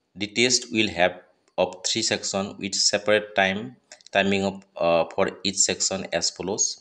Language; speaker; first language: English; non-native, local second language; Assamese